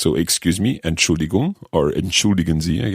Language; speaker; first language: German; non-native, learner; English